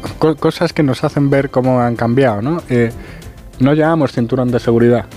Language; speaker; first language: Spanish; native; Spanish